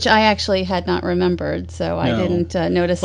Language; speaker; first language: English; native; English